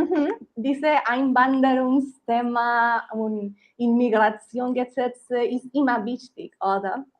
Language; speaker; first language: German; non-native, learner; Spanish